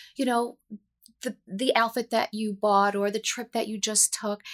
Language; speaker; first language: English; native; English